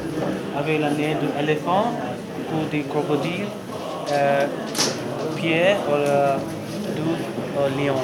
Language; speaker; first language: French; non-native, learner; Tibetan